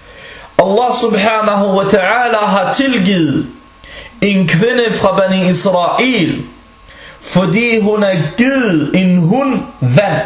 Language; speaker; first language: Danish; non-native, local second language; Arabic